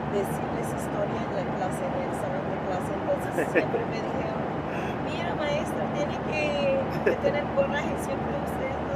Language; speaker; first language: Spanish; non-native, fluent; Haitian Creole